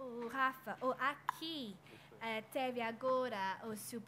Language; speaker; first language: Portuguese; non-native, fluent; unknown